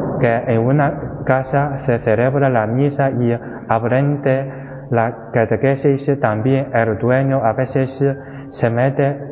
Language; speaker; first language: Spanish; non-native, fluent; Chinese